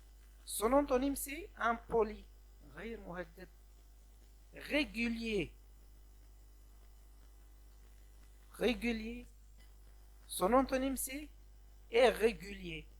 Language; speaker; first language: French; non-native, local second language; Arabic